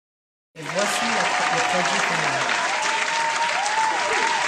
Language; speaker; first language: French; non-native, learner; English